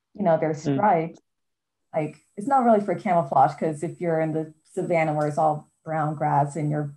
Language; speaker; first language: English; native; English